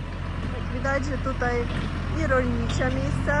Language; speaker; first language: Polish; non-native, learner; Russian